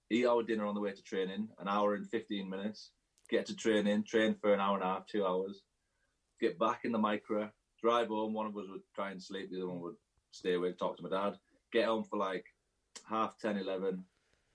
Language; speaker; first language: English; native; English